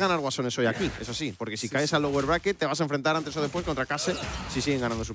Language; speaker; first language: Spanish; native; Spanish